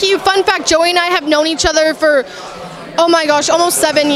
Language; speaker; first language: English; native; English